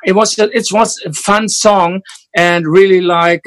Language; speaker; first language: English; non-native, fluent; German